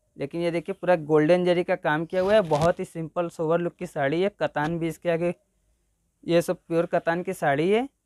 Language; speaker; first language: Hindi; native; Hindi